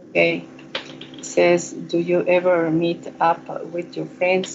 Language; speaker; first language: English; non-native, learner; Spanish